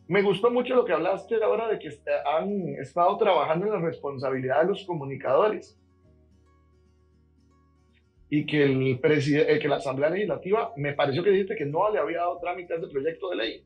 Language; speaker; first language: Spanish; native; Spanish